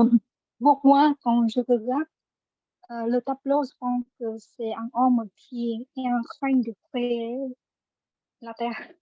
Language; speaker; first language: French; non-native, learner; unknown